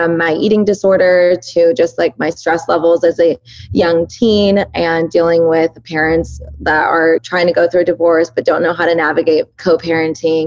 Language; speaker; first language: English; early bilingual, other home language; Persian